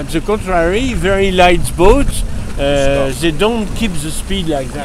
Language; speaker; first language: English; non-native, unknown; French